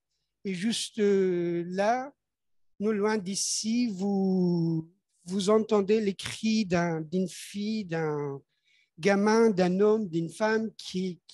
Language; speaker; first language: French; non-native, fluent; Persian